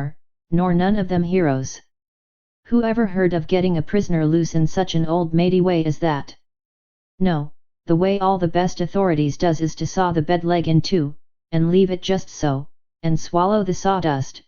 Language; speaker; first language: English; native; English